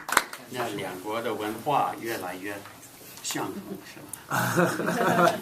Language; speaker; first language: Chinese; non-native, fluent; English